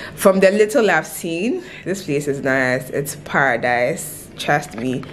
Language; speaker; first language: English; non-native, local second language; Akan